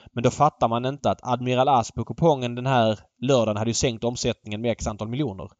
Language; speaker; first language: Swedish; native; Swedish